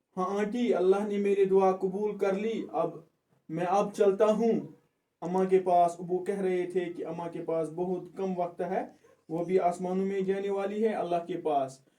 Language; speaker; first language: Urdu; non-native, local second language; Kashmiri